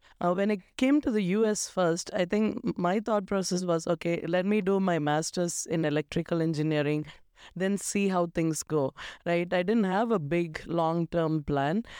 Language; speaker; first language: English; non-native, local second language; Malayalam